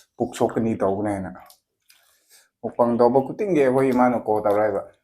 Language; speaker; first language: Manipuri; non-native, local second language; Tangkhul Naga (India)